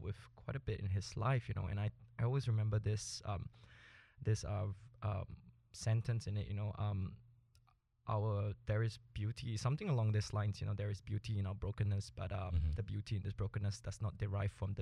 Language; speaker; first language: English; early bilingual, other home language; Spanish